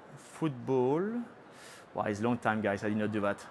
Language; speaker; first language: English; non-native, fluent; French